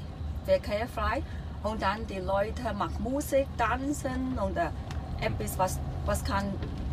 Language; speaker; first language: German; non-native, learner; Cantonese